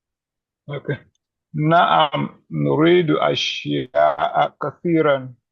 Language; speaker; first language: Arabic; non-native, learner; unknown